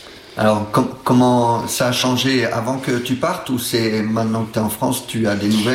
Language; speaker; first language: French; native; French